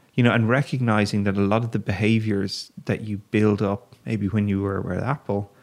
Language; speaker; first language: English; native; English